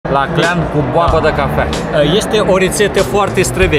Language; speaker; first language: Romanian; native; Romanian